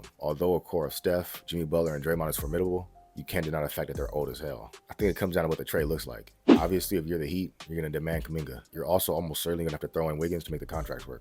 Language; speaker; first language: English; native; English